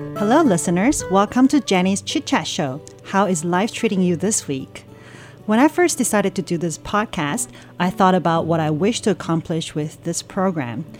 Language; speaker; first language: English; early bilingual, other home language; Chinese